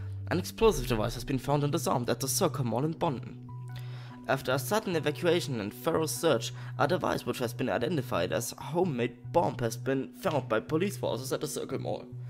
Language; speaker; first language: English; non-native, fluent; German